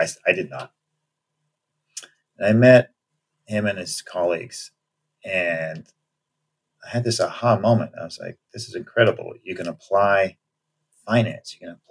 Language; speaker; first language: English; native; English